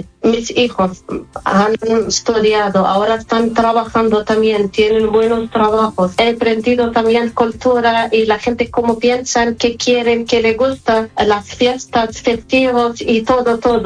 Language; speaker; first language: Spanish; non-native, fluent; Arabic